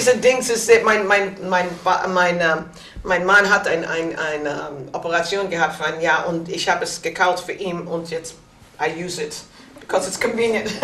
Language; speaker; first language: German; non-native, learner; English